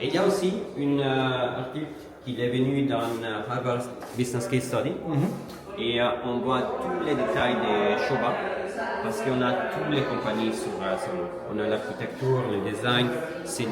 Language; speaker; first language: French; non-native, learner; Italian